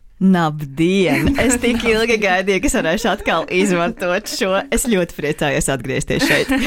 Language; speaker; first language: Latvian; native; Latvian